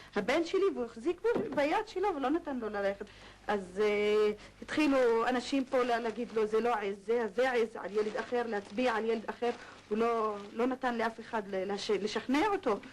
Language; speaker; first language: Hebrew; non-native, local second language; Arabic